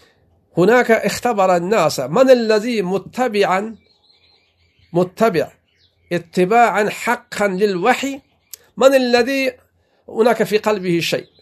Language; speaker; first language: Arabic; non-native, fluent; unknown